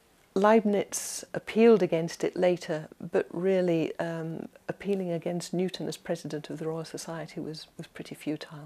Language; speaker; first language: English; native; English